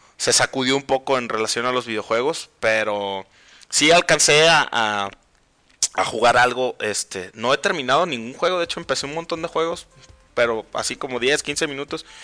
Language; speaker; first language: Spanish; native; Spanish